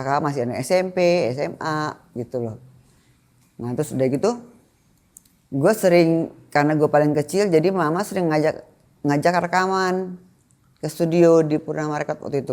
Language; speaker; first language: Indonesian; native; Indonesian